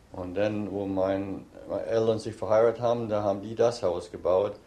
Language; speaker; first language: German; early bilingual, heritage; German